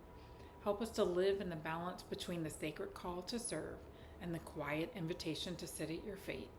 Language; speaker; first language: English; native; English